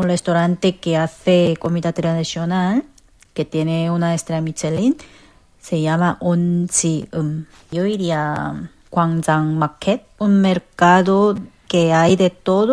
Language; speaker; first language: Spanish; non-native, fluent; Korean